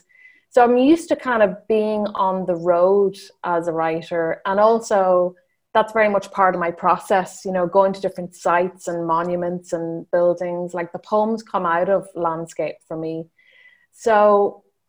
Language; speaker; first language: English; native; English